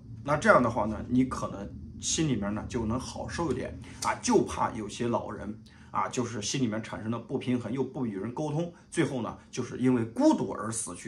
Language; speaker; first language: Chinese; native; Chinese